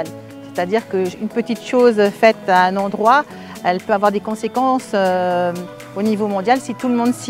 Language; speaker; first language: French; native; French